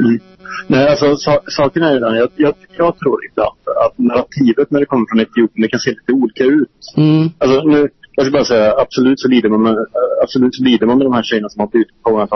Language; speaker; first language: Swedish; native; Swedish